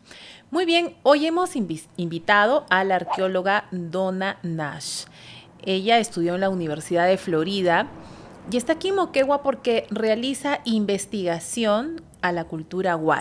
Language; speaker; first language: Spanish; native; Spanish